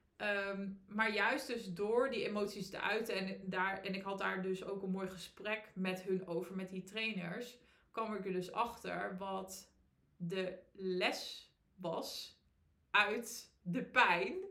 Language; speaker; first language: Dutch; native; Dutch